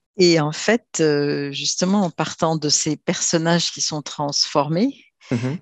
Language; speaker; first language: French; non-native, local second language; Arabic